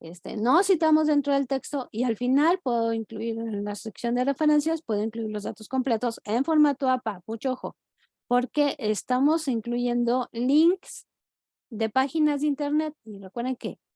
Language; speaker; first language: Spanish; native; Spanish